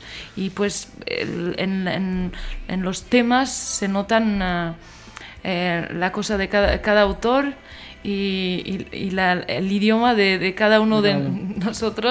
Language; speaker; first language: Spanish; non-native, fluent; French